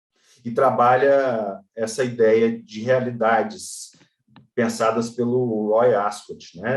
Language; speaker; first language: Portuguese; native; Portuguese